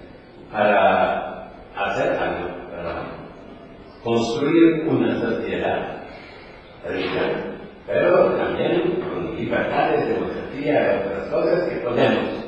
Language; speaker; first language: Spanish; non-native, fluent; Polish